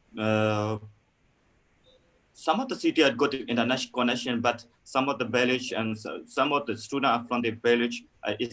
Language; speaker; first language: English; non-native, learner; Burmese